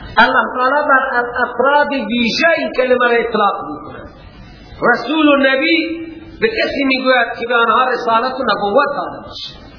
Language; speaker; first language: Persian; native; Persian